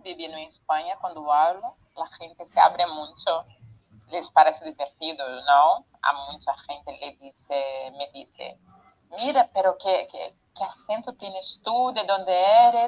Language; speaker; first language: Spanish; non-native, fluent; Portuguese